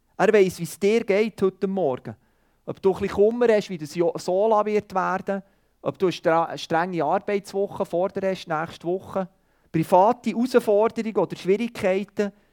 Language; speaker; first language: German; non-native, fluent; Swiss German